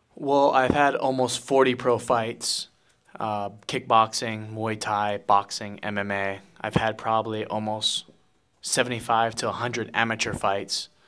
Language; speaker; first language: English; native; English